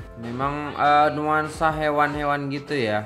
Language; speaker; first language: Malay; non-native, local second language; Javanese